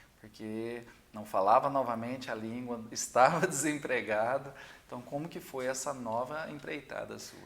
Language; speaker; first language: Portuguese; native; Portuguese